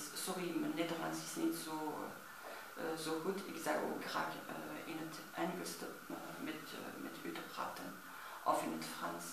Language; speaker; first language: Dutch; non-native, learner; French